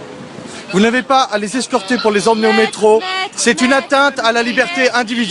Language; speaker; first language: French; native; French